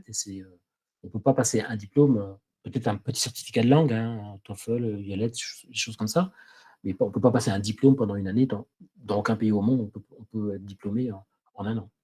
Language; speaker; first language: French; native; French